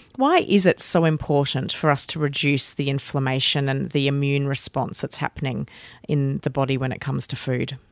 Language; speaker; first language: English; native; English